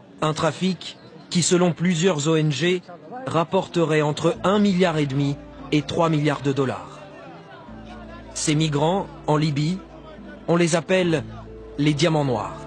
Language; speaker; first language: French; native; French